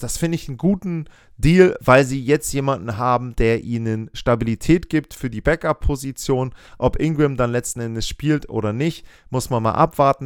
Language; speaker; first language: German; native; German